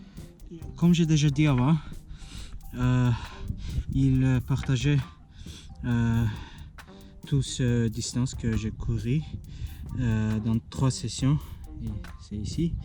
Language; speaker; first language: French; non-native, learner; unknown